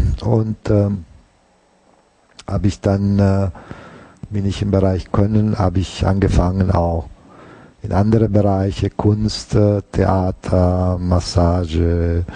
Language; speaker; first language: German; non-native, fluent; Italian